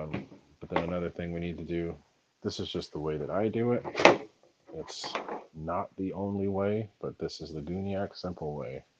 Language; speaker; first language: English; native; English